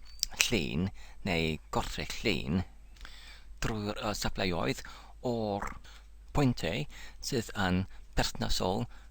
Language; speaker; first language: Welsh; non-native, learner; English